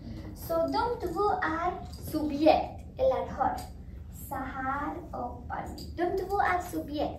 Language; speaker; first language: Swedish; non-native, fluent; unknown